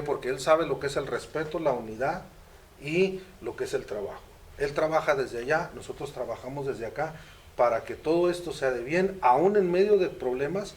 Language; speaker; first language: Spanish; native; Spanish